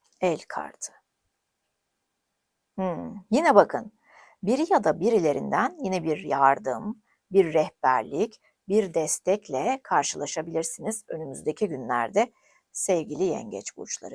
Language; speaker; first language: Turkish; native; Turkish